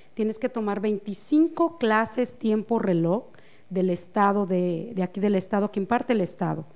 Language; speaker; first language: Spanish; native; Spanish